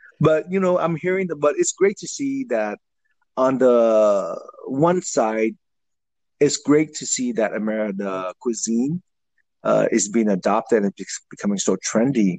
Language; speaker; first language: English; early bilingual, other home language; Vietnamese